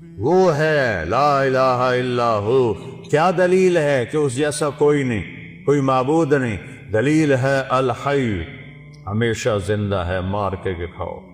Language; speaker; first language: Urdu; non-native, local second language; Saraiki